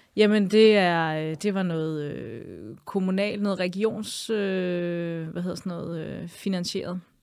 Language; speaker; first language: Danish; native; Danish